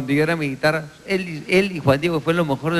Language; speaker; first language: Spanish; native; Spanish